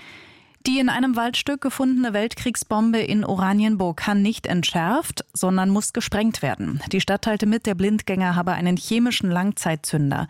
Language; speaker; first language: German; native; German